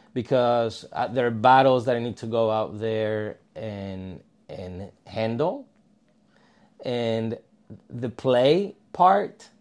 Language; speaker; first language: English; non-native, fluent; Spanish